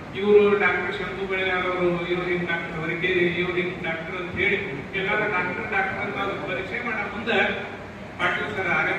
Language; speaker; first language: Kannada; native; Kannada